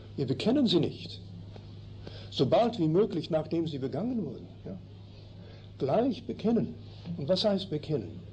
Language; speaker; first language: German; early bilingual, heritage; German